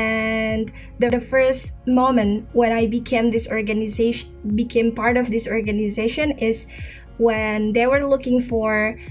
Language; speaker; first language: English; non-native, fluent; Indonesian